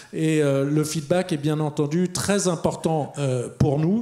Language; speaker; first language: French; native; French